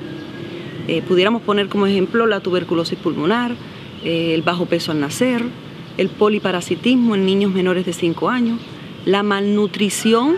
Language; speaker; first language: Spanish; native; Spanish